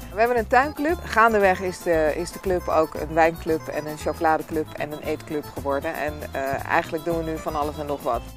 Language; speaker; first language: Dutch; native; Dutch